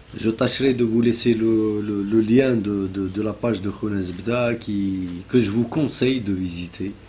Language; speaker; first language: French; non-native, local second language; Arabic